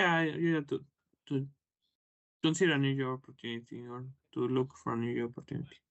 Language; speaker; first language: English; non-native, fluent; Spanish